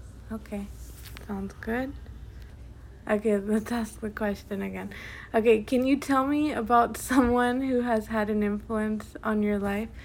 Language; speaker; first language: English; early bilingual, other home language; Spanish